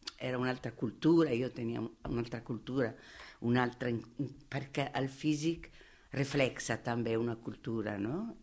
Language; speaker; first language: Catalan; non-native, fluent; Italian